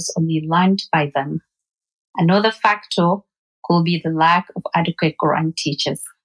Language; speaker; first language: English; non-native, local second language; Hausa